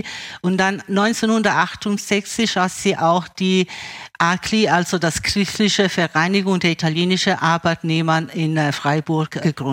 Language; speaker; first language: German; early bilingual, other home language; Italian